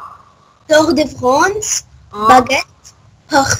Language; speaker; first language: French; non-native, learner; Arabic